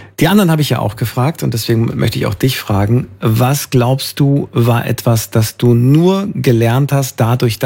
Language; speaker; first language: German; native; German